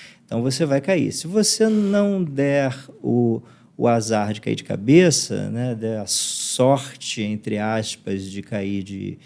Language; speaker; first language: Portuguese; native; Portuguese